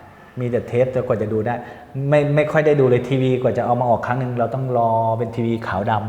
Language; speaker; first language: Thai; native; Thai